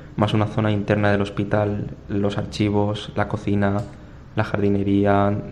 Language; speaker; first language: Spanish; native; Spanish